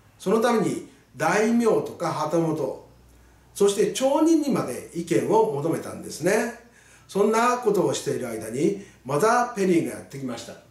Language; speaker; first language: Japanese; native; Japanese